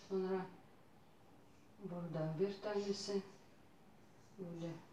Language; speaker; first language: Turkish; non-native, learner; Russian